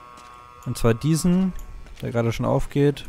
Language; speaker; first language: German; native; German